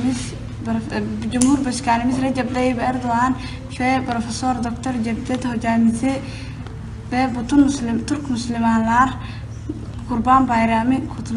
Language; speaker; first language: Turkish; non-native, learner; Somali